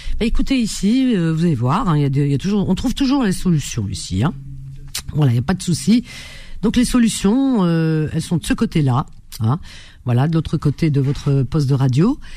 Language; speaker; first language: French; native; French